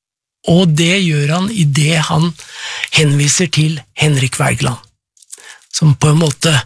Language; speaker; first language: Norwegian; native; Norwegian